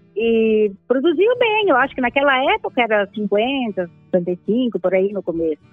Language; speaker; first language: Portuguese; non-native, local second language; Italian